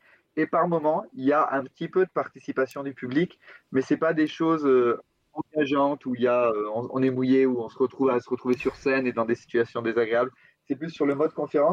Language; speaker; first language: French; native; French